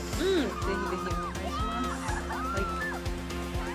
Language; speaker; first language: Chinese; non-native, learner; Japanese